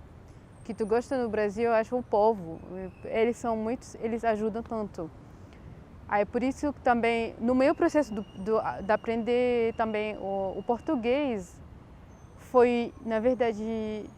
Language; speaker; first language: Portuguese; non-native, fluent; Arabic